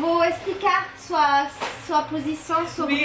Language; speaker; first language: Portuguese; non-native, fluent; French